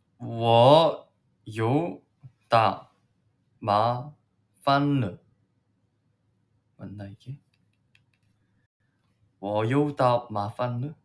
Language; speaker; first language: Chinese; non-native, learner; Korean